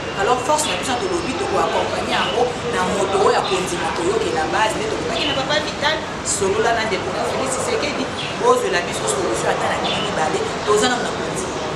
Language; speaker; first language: Lingala; native; Lingala